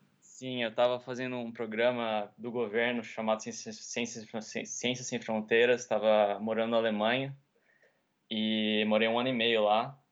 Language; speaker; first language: Portuguese; native; Portuguese